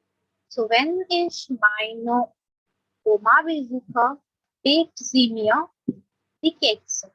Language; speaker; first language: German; non-native, fluent; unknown